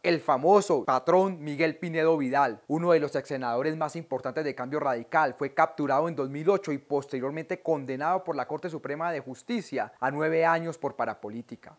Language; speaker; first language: Spanish; native; Spanish